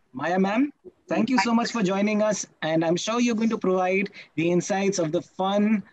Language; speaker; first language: English; non-native, local second language; Hindi